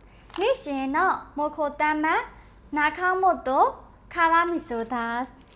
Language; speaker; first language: Japanese; non-native, learner; Burmese